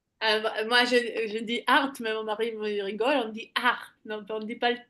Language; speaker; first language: French; non-native, fluent; Hebrew